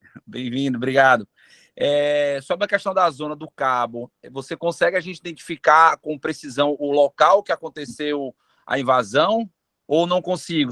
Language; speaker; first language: Portuguese; native; Portuguese